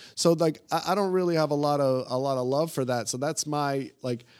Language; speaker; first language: English; native; English